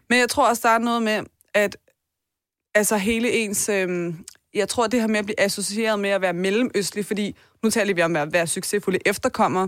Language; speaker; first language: Danish; early bilingual, other home language; Persian